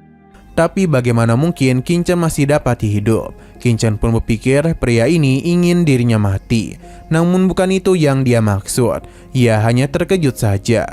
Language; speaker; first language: Indonesian; native; Indonesian